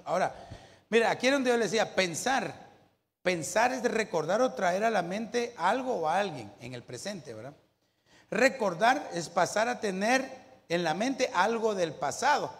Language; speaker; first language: Spanish; native; Spanish